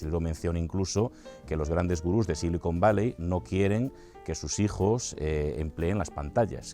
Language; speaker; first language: Spanish; native; Spanish